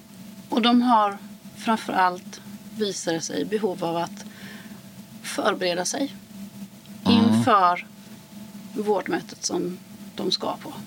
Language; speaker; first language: Swedish; native; Swedish